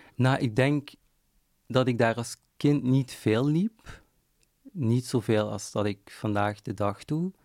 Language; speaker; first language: Dutch; non-native, local second language; Arabic